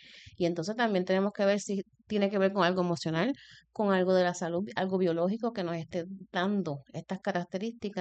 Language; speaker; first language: Spanish; native; Spanish